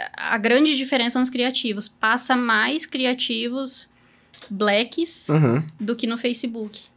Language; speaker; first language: Portuguese; native; Portuguese